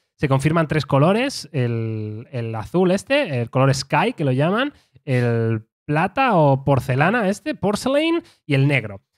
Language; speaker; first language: Spanish; native; Spanish